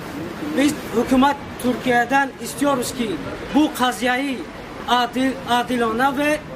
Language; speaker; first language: Turkish; non-native, learner; Tajik